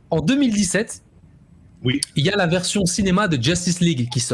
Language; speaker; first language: French; native; French